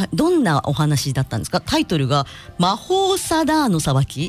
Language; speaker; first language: Japanese; native; Japanese